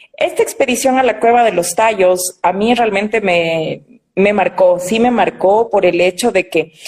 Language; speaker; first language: Spanish; native; Spanish